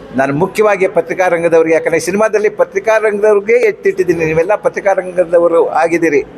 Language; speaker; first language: Kannada; non-native, local second language; Konkani